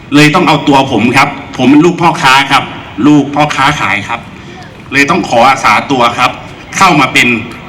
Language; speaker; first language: Thai; native; Thai